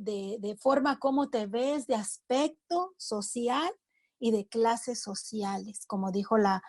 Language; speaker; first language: Spanish; native; Spanish